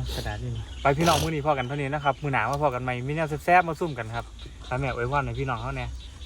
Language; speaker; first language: Thai; native; Thai